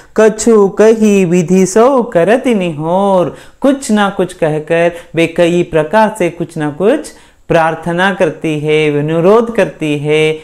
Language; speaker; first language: Hindi; non-native, local second language; Kannada